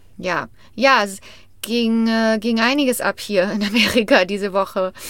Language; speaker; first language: German; native; German